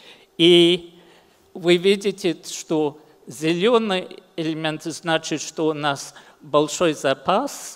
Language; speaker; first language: Russian; early bilingual, heritage; English